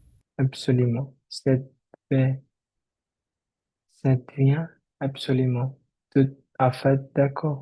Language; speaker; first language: French; non-native, learner; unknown